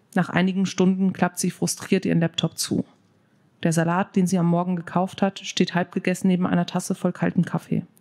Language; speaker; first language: German; native; German